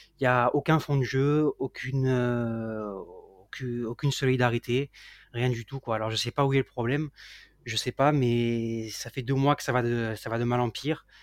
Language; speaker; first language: French; native; French